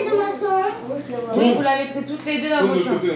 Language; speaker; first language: French; native; French